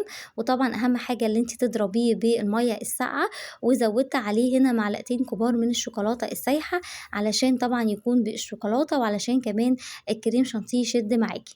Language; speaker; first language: Arabic; native; Arabic